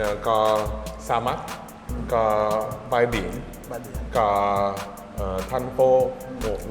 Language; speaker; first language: Vietnamese; non-native, learner; English